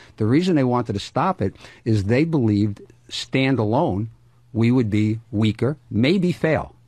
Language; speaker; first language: English; native; English